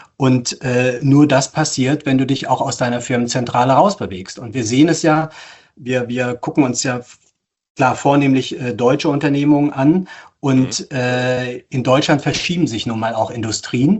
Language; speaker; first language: German; native; German